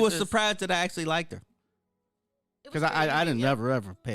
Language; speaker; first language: English; native; English